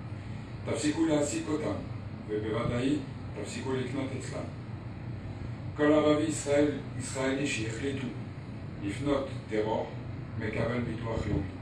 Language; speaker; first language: Hebrew; non-native, fluent; French